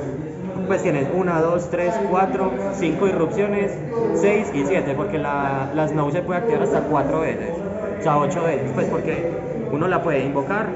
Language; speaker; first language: Spanish; native; Spanish